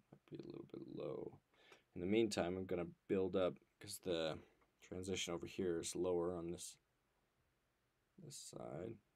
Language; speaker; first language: English; native; English